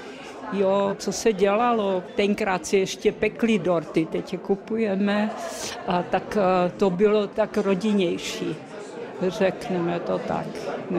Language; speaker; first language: Czech; early bilingual, heritage; Czech